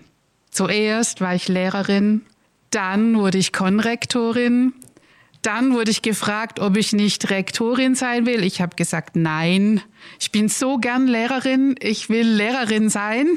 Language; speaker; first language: German; native; German